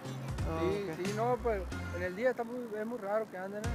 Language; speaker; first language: Spanish; native; Spanish